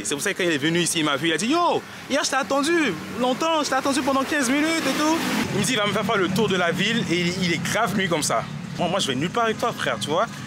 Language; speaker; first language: French; native; French